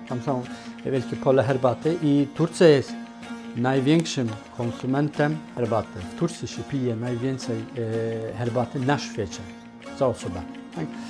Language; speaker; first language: Polish; non-native, fluent; Turkish